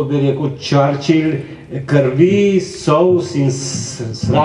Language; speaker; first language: Slovenian; early bilingual, heritage; Slovenian